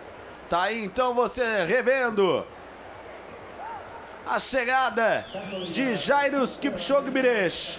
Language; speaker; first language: Portuguese; native; Portuguese